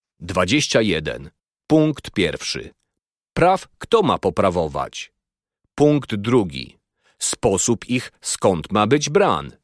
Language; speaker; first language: Polish; native; Polish